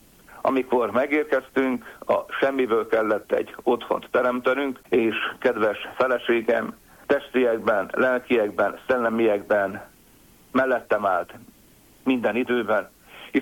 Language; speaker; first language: Hungarian; native; Hungarian